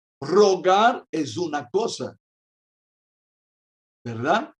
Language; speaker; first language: Spanish; non-native, fluent; Portuguese